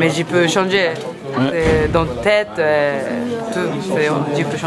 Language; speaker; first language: French; non-native, learner; Japanese